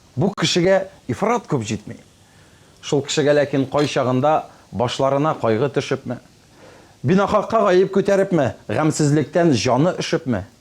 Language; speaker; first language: Tatar; native; Tatar